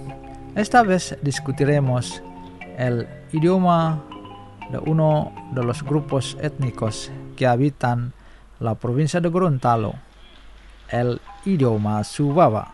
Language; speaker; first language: Spanish; non-native, fluent; Indonesian